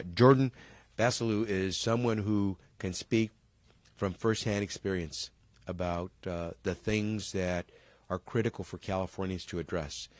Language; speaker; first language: English; early bilingual, other home language; Spanish